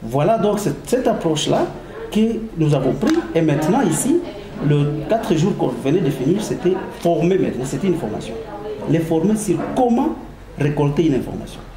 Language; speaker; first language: French; non-native, local second language; Swahili